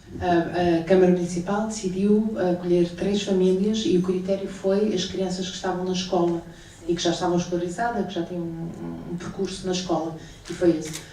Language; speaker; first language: Portuguese; native; Portuguese